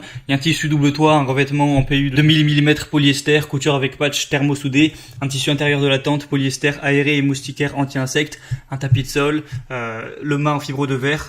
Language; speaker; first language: French; native; French